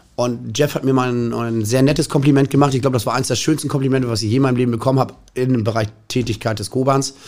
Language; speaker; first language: German; native; German